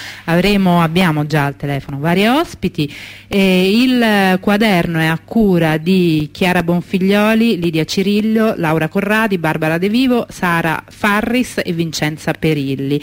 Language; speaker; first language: Italian; native; Italian